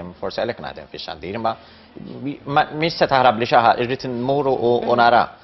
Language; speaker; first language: Maltese; native; Maltese